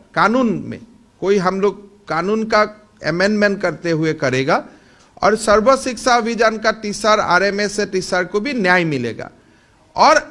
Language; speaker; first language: Hindi; non-native, local second language; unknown